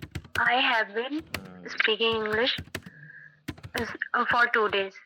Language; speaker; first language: English; non-native, learner; Hindi